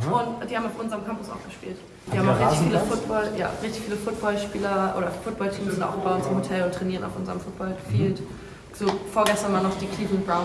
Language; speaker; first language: German; native; German